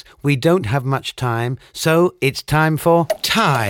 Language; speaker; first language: English; non-native, fluent; Italian